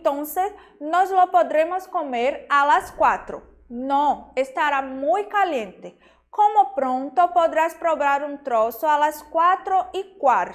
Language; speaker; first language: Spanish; non-native, fluent; Portuguese